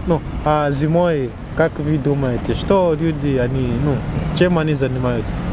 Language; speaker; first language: Russian; non-native, learner; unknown